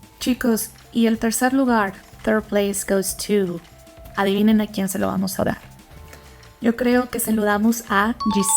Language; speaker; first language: Spanish; native; Spanish